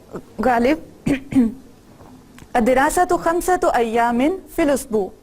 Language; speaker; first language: Arabic; non-native, fluent; Urdu